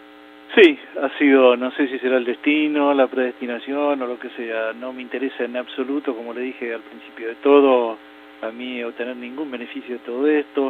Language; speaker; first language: Spanish; native; Spanish